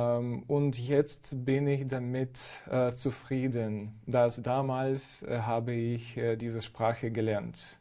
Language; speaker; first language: German; non-native, fluent; Ukrainian